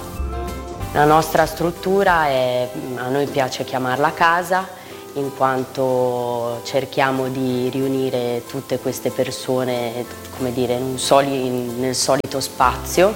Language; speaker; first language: Italian; native; Italian